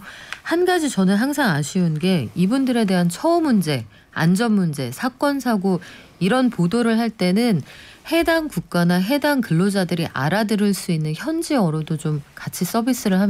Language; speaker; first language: Korean; native; Korean